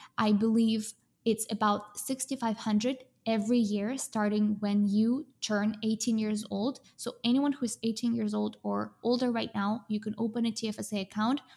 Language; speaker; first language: English; non-native, fluent; Russian